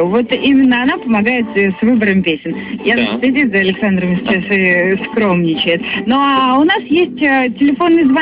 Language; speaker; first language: Russian; native; Russian